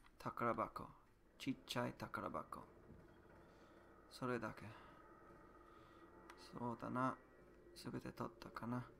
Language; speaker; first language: Japanese; non-native, learner; English